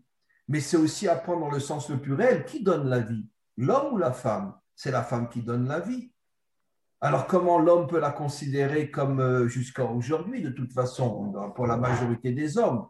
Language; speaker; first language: French; native; French